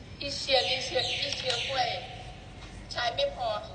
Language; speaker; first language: Chinese; non-native, learner; Thai